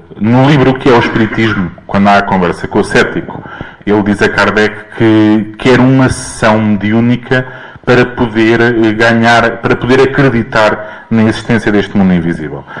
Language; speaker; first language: Portuguese; native; Portuguese